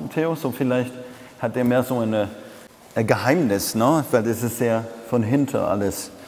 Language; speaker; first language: German; non-native, fluent; French